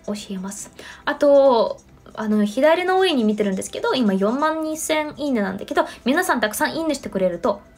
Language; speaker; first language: Japanese; non-native, fluent; Russian